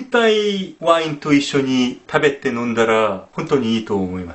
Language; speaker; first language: Japanese; non-native, fluent; Korean